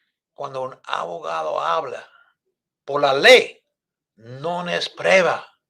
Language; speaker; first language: Spanish; non-native, fluent; English